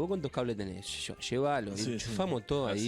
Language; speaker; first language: Spanish; native; Spanish